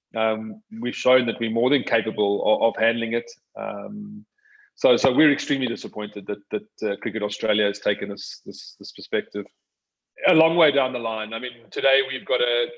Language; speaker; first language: English; native; English